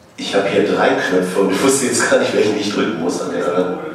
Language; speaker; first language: German; native; German